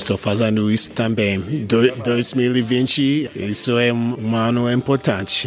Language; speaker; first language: Portuguese; non-native, learner; English